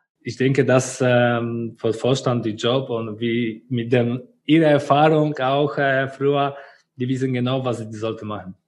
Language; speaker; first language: German; non-native, learner; Polish